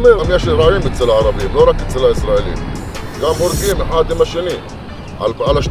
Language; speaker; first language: Hebrew; non-native, local second language; Arabic